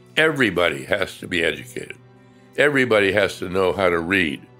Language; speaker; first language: English; native; English